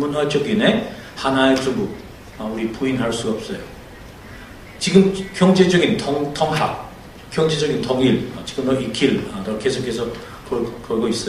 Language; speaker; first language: Korean; non-native, fluent; Chinese